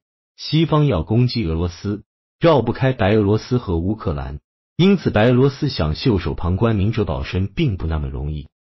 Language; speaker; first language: Chinese; native; Chinese